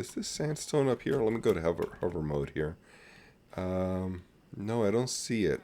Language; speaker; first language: English; native; English